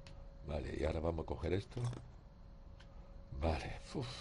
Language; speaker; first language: Spanish; native; Spanish